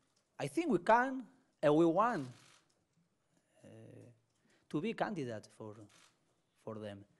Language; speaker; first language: English; non-native, learner; Spanish